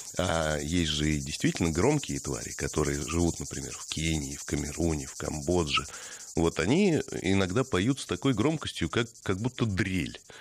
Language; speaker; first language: Russian; native; Russian